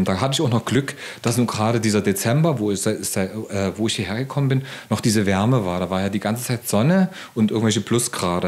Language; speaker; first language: German; native; German